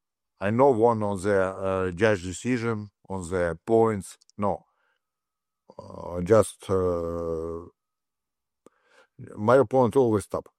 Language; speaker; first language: English; non-native, learner; Russian